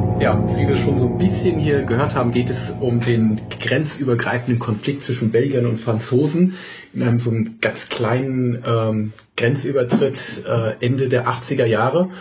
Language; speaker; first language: German; native; German